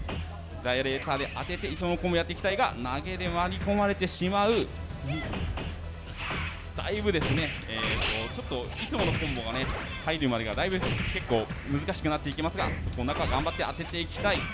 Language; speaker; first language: Japanese; native; Japanese